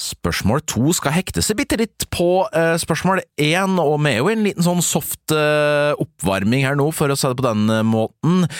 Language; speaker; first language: Norwegian; native; Norwegian